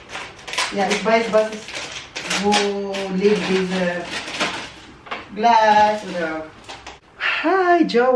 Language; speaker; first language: German; non-native, learner; Filipino